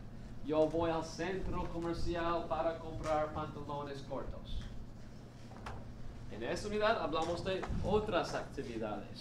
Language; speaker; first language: Spanish; non-native, fluent; English